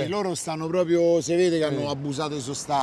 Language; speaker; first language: Italian; native; Italian